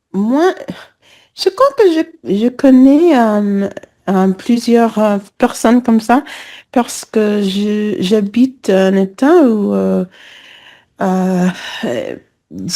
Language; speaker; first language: French; non-native, fluent; English